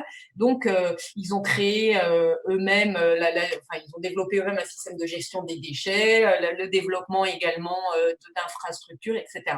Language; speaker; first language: French; native; French